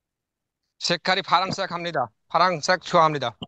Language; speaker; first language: Korean; non-native, learner; Bangla